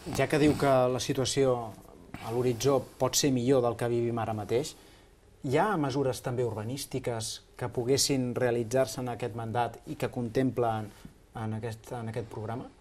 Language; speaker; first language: Catalan; native; Catalan